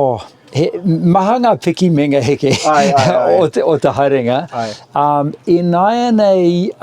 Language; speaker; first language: Māori; non-native, local second language; English